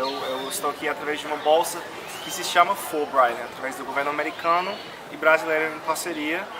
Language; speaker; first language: Portuguese; non-native, fluent; English